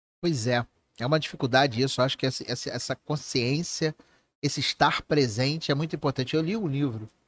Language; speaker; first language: Portuguese; native; Portuguese